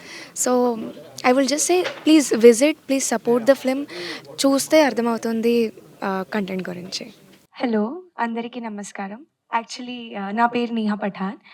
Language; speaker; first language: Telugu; non-native, learner; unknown